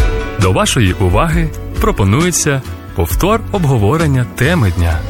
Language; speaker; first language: Ukrainian; native; Ukrainian